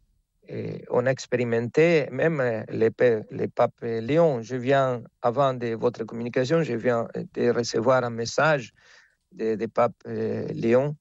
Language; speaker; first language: French; non-native, fluent; Spanish